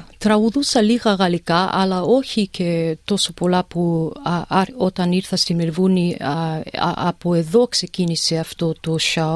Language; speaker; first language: Greek; early bilingual, heritage; English